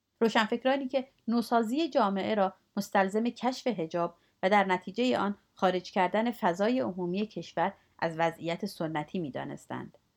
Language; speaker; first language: Persian; native; Persian